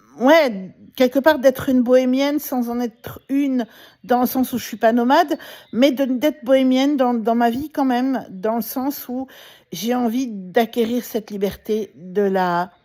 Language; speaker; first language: French; native; French